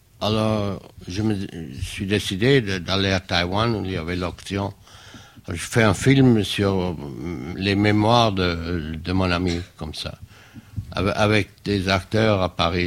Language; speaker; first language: French; non-native, fluent; German